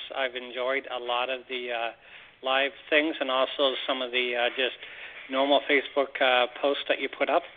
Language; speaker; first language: English; native; English